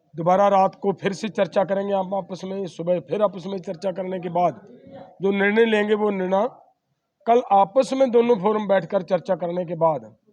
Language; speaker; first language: Hindi; non-native, local second language; Punjabi